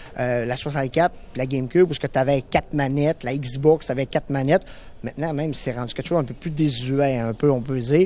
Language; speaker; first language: French; native; French